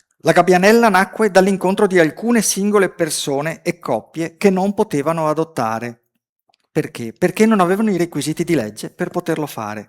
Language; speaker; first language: Italian; native; Italian